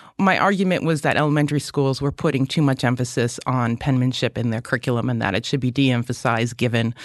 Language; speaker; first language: English; native; English